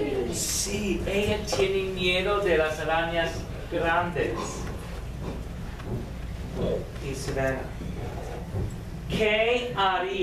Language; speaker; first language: Spanish; non-native, fluent; English